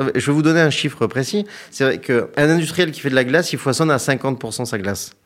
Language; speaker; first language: French; native; French